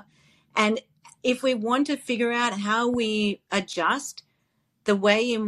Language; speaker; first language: English; native; English